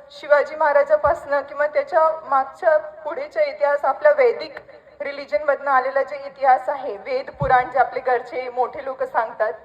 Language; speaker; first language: Marathi; non-native, local second language; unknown